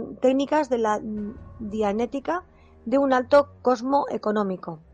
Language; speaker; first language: Spanish; native; Spanish